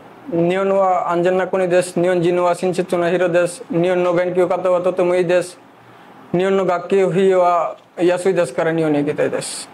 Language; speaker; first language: Japanese; non-native, learner; Bangla